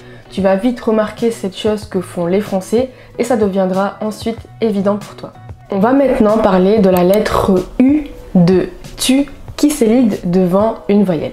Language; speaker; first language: French; native; French